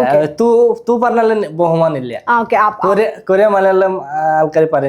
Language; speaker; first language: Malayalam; non-native, local second language; Bangla